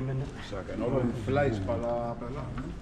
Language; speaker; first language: Spanish; native; Spanish